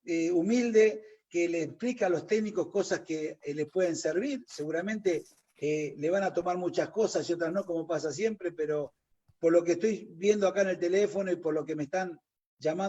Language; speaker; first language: Spanish; native; Spanish